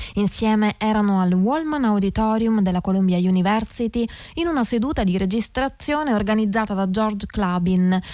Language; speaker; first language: Italian; native; Italian